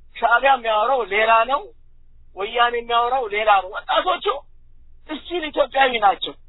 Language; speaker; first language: Amharic; native; Amharic